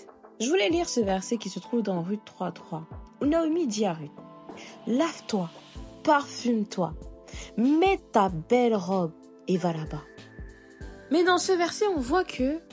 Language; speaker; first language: French; native; French